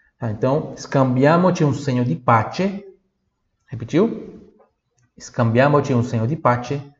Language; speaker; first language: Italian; non-native, fluent; Portuguese